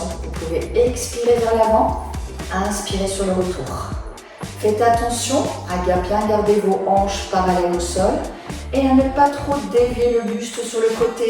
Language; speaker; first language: French; native; French